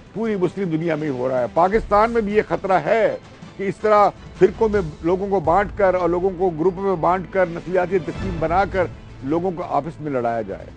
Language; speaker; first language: Urdu; native; Urdu